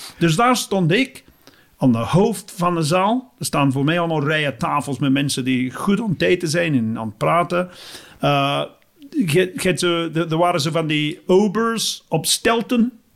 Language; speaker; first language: Dutch; non-native, fluent; English